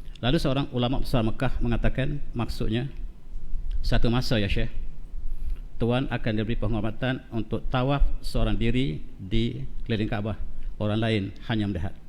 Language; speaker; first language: Malay; native; Malay